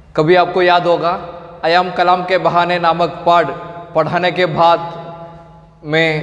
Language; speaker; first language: Hindi; non-native, local second language; Malayalam